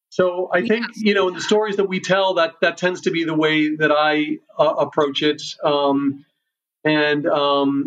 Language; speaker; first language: English; native; English